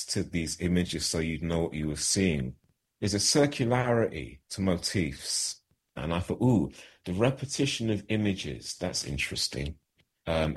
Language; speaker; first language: English; native; English